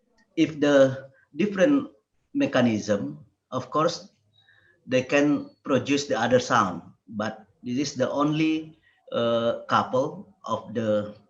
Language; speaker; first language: English; non-native, learner; Indonesian